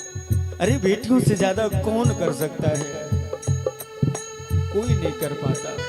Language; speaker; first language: Hindi; native; Hindi